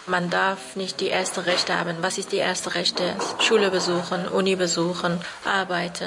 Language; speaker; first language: German; non-native, learner; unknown